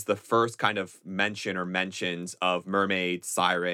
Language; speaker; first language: English; native; English